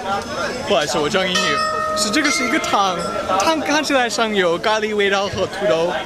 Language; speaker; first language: Chinese; non-native, learner; English